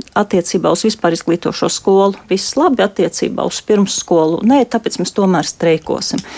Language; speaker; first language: Latvian; native; Latvian